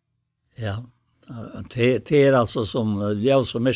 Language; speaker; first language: Danish; non-native, local second language; Faroese